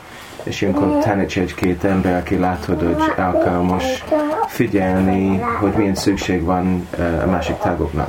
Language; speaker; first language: Hungarian; non-native, learner; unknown